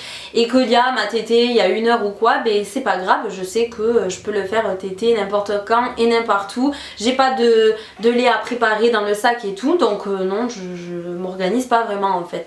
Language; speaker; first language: French; native; French